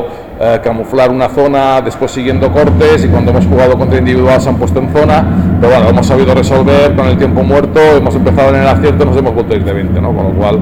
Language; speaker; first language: Spanish; native; Spanish